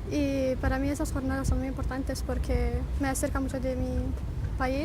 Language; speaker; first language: Spanish; non-native, fluent; Romanian